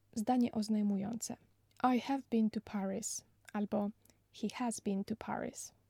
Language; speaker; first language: English; non-native, fluent; Polish